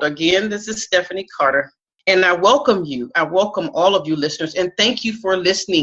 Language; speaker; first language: English; native; English